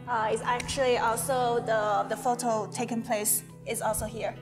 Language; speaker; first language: English; non-native, fluent; Chinese